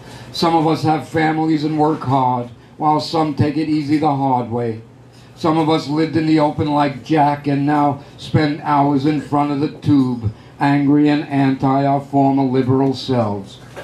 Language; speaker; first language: English; native; English